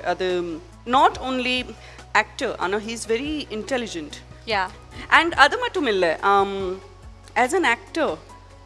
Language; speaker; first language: Tamil; non-native, learner; Gujarati